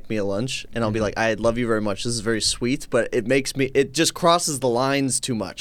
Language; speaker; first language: English; native; English